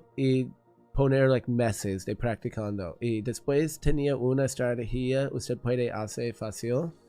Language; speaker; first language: Spanish; non-native, learner; English